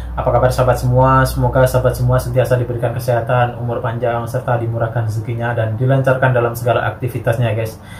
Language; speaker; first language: Indonesian; native; Indonesian